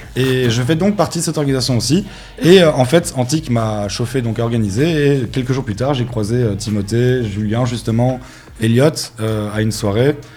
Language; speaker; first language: French; native; French